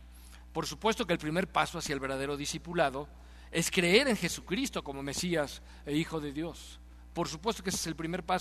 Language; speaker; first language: Spanish; native; Spanish